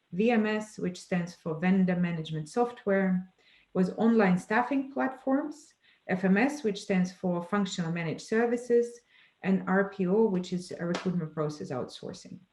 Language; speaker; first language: English; non-native, fluent; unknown